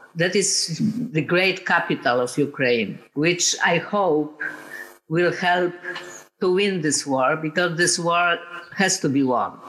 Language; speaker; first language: English; non-native, fluent; Polish